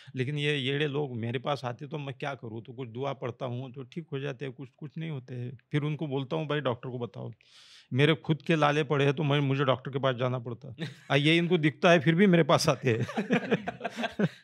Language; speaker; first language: Hindi; non-native, local second language; Marathi